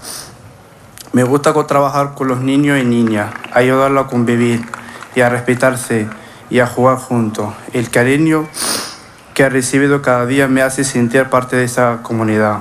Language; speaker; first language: Spanish; non-native, fluent; Arabic